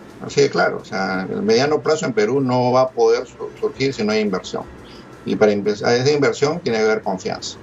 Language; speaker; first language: Spanish; native; Spanish